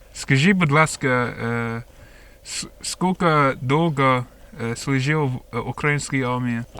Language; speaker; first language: Russian; non-native, learner; English